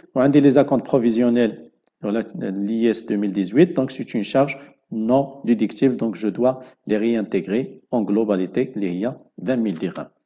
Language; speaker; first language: French; non-native, local second language; Arabic